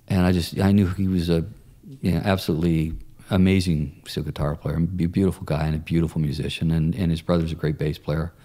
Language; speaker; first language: English; native; English